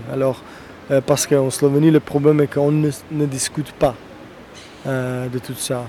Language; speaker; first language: French; non-native, fluent; Slovenian